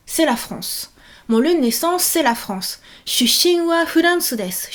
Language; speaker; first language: French; native; French